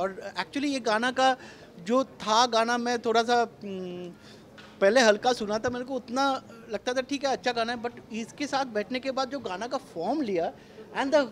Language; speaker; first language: Hindi; non-native, local second language; Bangla